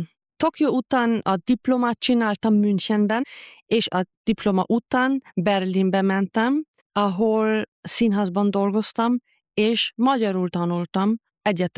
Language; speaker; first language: Hungarian; non-native, fluent; German